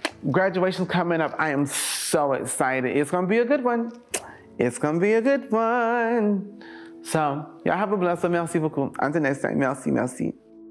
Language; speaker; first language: English; native; English